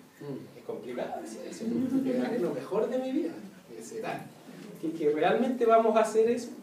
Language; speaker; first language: Spanish; native; Spanish